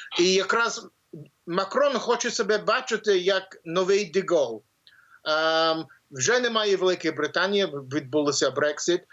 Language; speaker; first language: Ukrainian; early bilingual, heritage; English